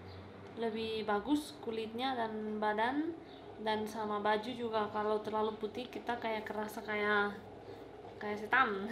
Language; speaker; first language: Indonesian; non-native, fluent; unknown